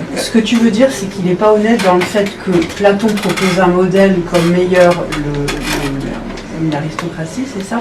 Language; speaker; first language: French; native; French